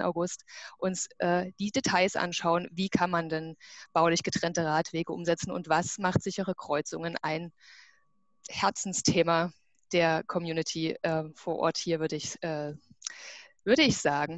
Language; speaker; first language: German; native; German